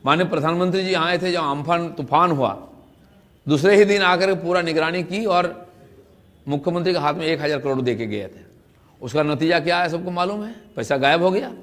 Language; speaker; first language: Hindi; non-native, local second language; Bangla